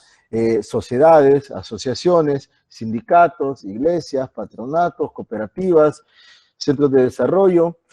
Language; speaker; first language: Spanish; native; Spanish